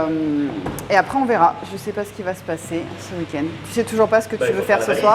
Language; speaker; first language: French; native; French